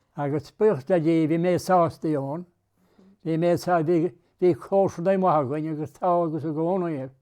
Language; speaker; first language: Irish; native; Irish